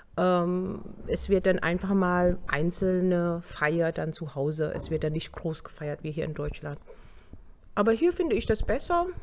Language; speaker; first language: German; non-native, fluent; Indonesian